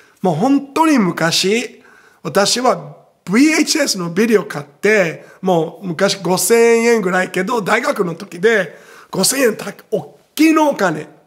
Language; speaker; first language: Japanese; non-native, fluent; Portuguese